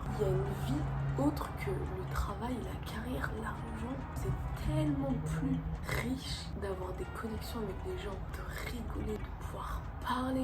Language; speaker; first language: French; native; French